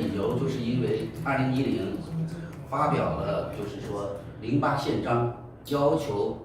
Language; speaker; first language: Chinese; native; Chinese